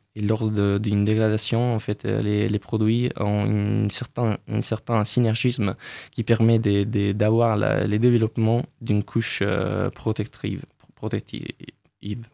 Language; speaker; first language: French; non-native, fluent; Italian